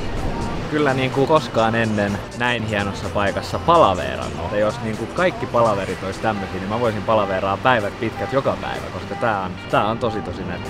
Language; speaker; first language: Finnish; native; Finnish